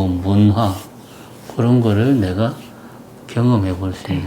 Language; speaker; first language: Korean; native; Korean